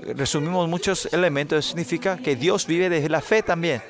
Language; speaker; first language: Spanish; non-native, fluent; Korean